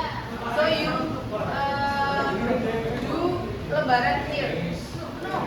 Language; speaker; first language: English; non-native, fluent; Indonesian